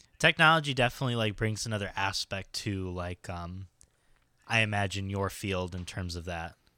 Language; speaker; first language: English; native; English